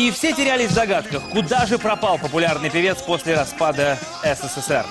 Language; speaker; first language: Russian; native; Russian